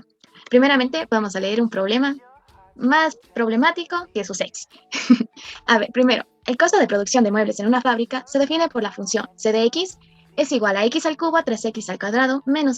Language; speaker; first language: Spanish; native; Spanish